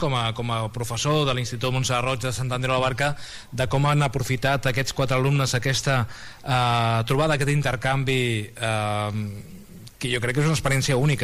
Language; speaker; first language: Catalan; native; Catalan